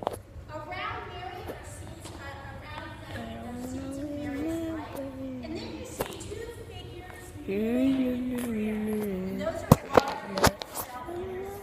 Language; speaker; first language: English; native; English